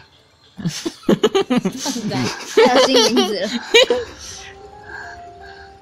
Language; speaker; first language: Chinese; native; Chinese